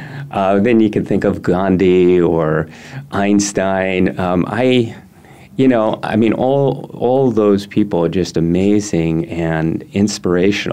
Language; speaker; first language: English; native; English